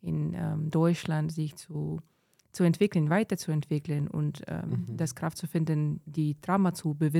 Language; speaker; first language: German; non-native, fluent; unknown